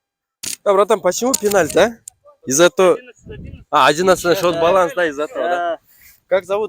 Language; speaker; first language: Russian; non-native, local second language; Kyrgyz